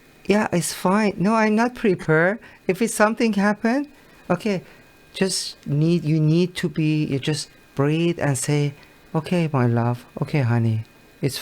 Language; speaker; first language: English; non-native, learner; Persian